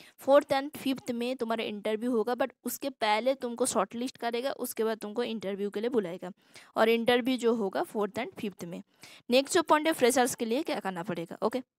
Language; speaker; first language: Hindi; non-native, local second language; Assamese